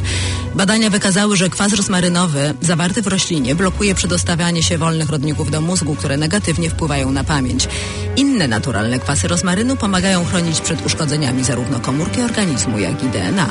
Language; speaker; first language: Polish; native; Polish